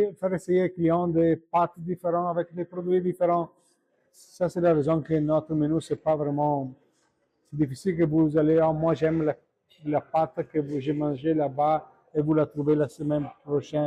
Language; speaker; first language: French; non-native, learner; Italian